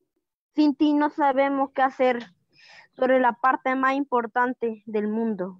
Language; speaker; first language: Spanish; native; Spanish